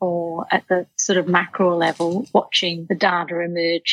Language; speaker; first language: English; native; English